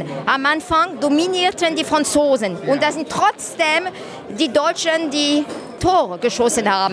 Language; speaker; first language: German; non-native, fluent; French